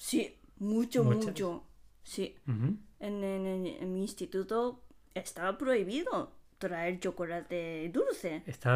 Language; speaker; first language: Spanish; non-native, fluent; Japanese